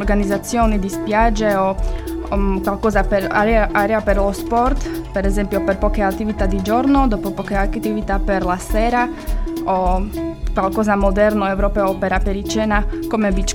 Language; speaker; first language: Italian; non-native, learner; Slovak